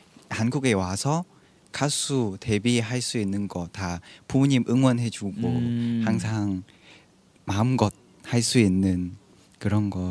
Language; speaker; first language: Korean; non-native, learner; Vietnamese